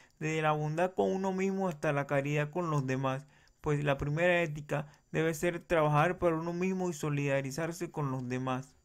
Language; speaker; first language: Spanish; native; Spanish